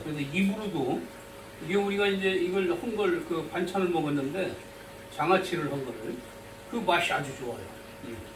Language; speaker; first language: Korean; native; Korean